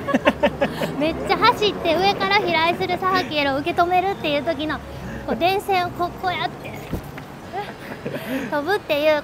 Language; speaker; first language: Japanese; native; Japanese